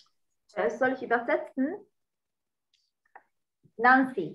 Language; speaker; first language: German; non-native, fluent; Spanish